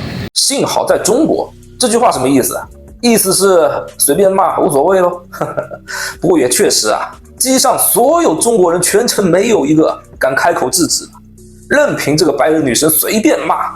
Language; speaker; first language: Chinese; native; Chinese